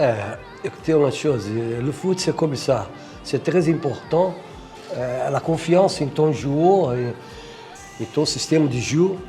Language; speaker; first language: French; non-native, fluent; Portuguese